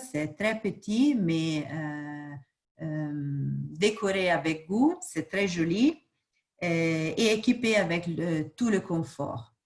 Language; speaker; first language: French; non-native, fluent; Portuguese